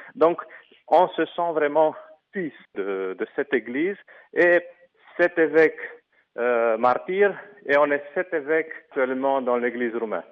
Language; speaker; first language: French; non-native, fluent; Romanian